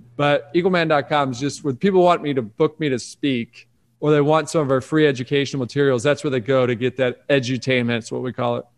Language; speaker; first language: English; native; English